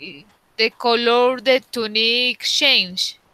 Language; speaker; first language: English; non-native, learner; Spanish